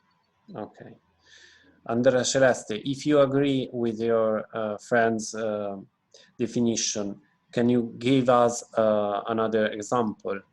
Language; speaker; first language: English; non-native, fluent; Italian